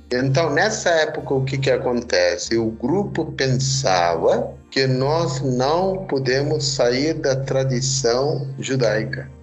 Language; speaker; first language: Portuguese; non-native, fluent; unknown